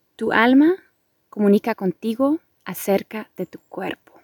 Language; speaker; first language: Spanish; non-native, fluent; German